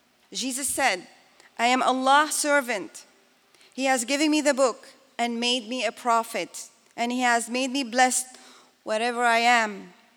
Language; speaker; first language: English; non-native, fluent; Arabic